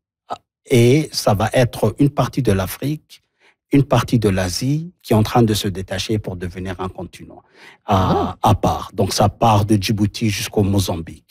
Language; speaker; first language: French; non-native, local second language; Somali